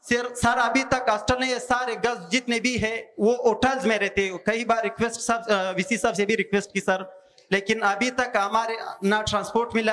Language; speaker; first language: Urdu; non-native, local second language; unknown